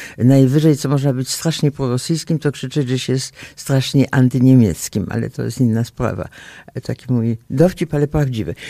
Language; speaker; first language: Polish; native; Polish